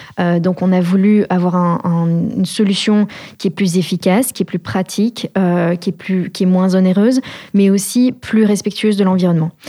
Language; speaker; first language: French; native; French